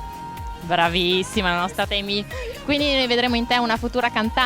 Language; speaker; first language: Italian; native; Italian